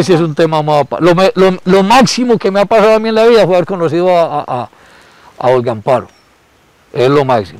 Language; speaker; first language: Spanish; native; Spanish